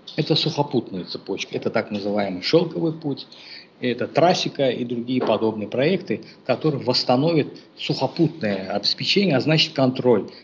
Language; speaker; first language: Russian; non-native, local second language; Azerbaijani